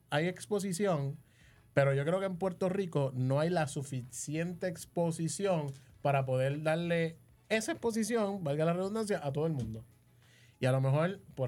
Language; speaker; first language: Spanish; native; Spanish